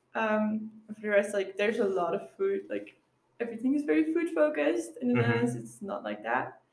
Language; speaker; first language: English; non-native, fluent; Dutch